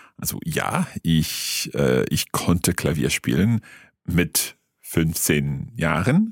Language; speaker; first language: German; non-native, fluent; English